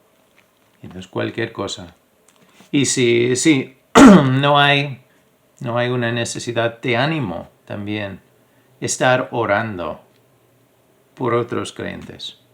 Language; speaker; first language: Spanish; non-native, fluent; English